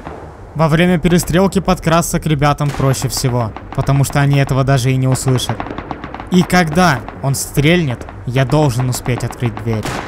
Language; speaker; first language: Russian; native; Russian